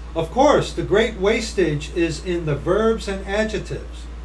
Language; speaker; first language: English; native; English